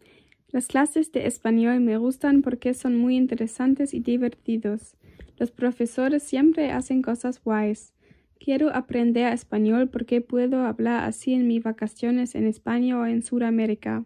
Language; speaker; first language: Spanish; non-native, learner; German